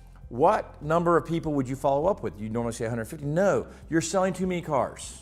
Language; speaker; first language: English; native; English